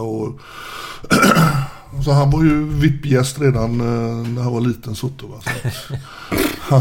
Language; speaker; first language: Swedish; native; Swedish